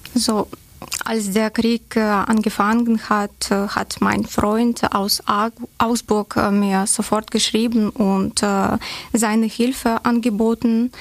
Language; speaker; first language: German; non-native, learner; Ukrainian